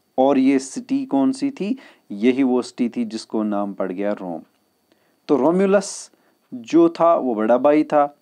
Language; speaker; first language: Hindi; non-native, local second language; Kashmiri